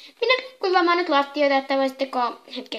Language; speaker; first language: Finnish; native; Finnish